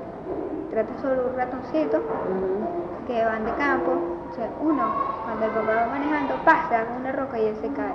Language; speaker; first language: Spanish; native; Spanish